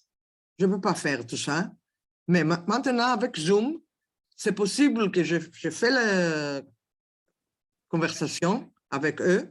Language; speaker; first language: French; non-native, learner; Greek